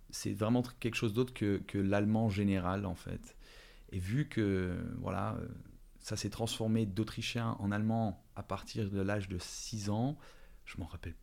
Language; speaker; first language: French; early bilingual, other home language; Dutch